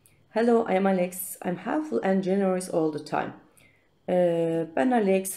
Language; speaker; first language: English; non-native, fluent; Turkish